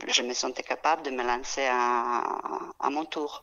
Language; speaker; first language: French; non-native, fluent; Serbian